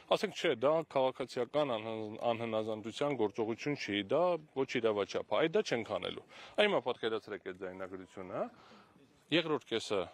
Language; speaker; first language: Armenian; native; Armenian